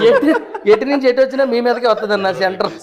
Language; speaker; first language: Telugu; native; Telugu